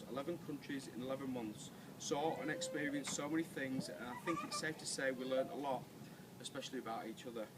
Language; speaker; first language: English; native; English